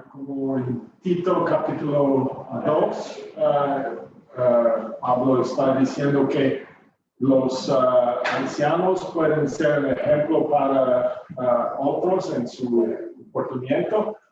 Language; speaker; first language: Spanish; non-native, fluent; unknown